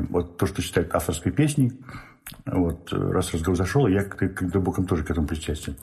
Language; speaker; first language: Russian; native; Russian